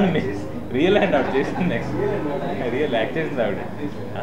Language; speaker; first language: Telugu; native; Telugu